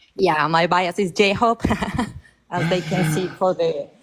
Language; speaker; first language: English; non-native, fluent; Spanish